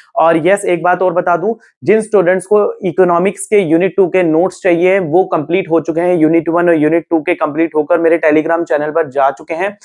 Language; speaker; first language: Hindi; native; Hindi